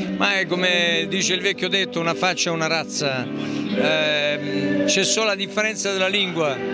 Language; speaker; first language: Italian; native; Italian